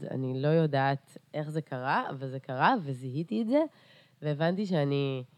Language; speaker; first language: Hebrew; early bilingual, other home language; Russian